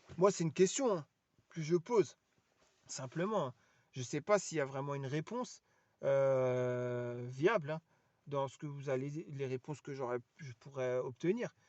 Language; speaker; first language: French; native; French